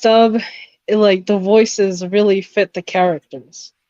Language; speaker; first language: English; native; English